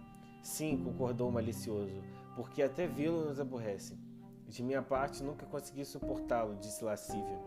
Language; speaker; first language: Portuguese; native; Portuguese